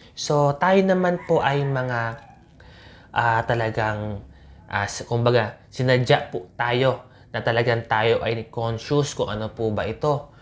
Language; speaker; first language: Filipino; native; Filipino